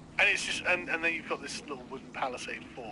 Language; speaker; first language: English; native; English